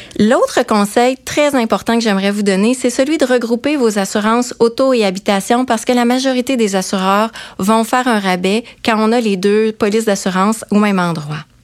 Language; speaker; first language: French; native; French